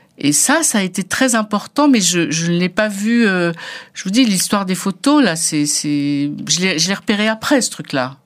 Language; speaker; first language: French; early bilingual, other home language; Arabic